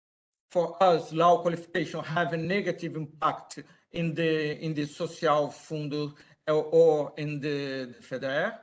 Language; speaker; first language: English; non-native, learner; Portuguese